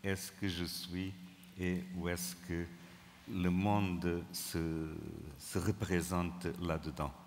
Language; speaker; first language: French; non-native, fluent; Portuguese